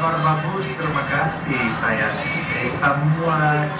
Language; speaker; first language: Indonesian; non-native, learner; English